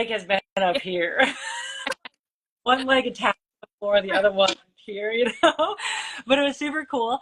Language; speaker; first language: English; native; English